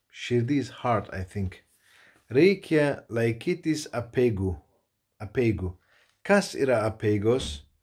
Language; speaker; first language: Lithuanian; non-native, learner; Turkish